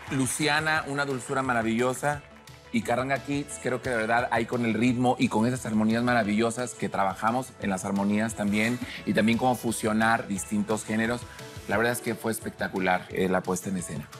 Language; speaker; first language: Spanish; native; Spanish